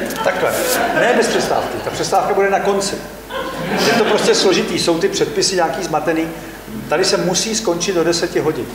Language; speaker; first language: Czech; native; Czech